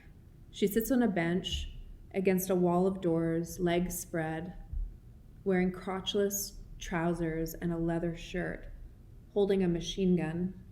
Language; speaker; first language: English; native; English